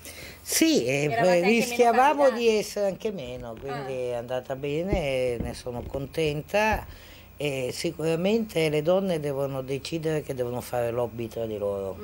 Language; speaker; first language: Italian; native; Italian